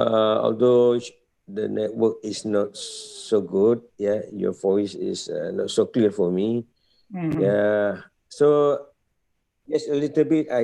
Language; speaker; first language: English; non-native, fluent; Indonesian